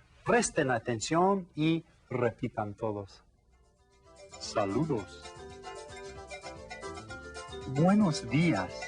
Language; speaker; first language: Spanish; non-native, fluent; English